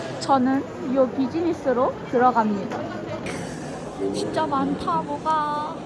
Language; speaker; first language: Korean; native; Korean